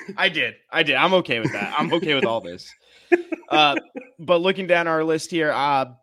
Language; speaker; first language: English; native; English